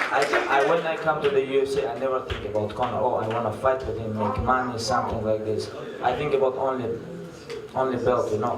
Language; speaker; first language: English; non-native, learner; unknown